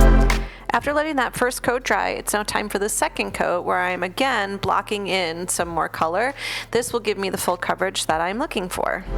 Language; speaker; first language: English; native; English